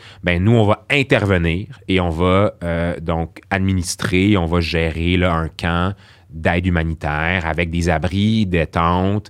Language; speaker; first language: French; early bilingual, other home language; Arabic